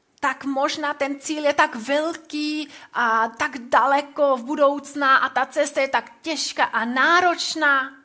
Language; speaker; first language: Czech; non-native, fluent; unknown